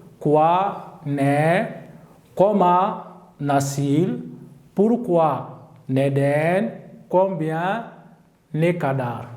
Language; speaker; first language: French; non-native, learner; Turkish